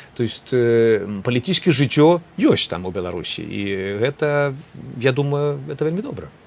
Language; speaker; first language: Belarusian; non-native, fluent; Swedish